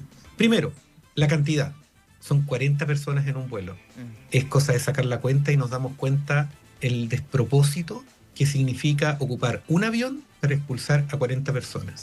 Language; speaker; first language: Spanish; native; Spanish